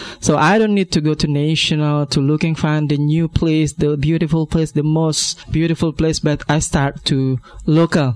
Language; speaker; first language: English; non-native, learner; Indonesian